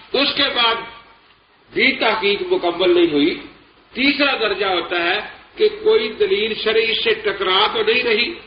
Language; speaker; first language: Urdu; non-native, local second language; Punjabi